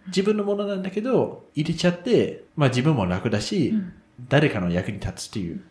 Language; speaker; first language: Japanese; non-native, fluent; Danish